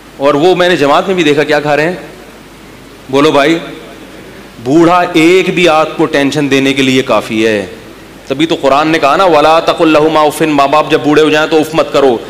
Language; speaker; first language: Urdu; native; Urdu